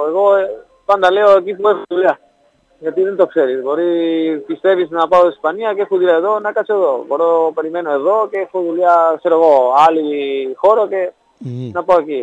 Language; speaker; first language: Greek; non-native, learner; Spanish